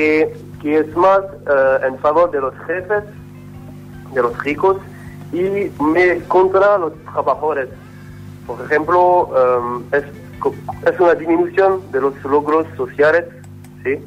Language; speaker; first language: Spanish; non-native, learner; French